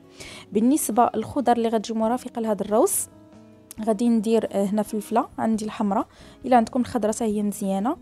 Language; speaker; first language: Arabic; native; Arabic